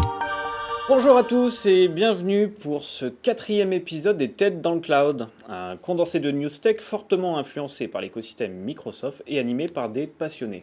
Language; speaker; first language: French; native; French